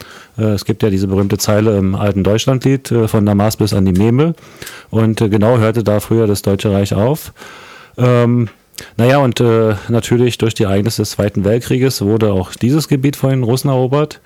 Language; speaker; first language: German; native; German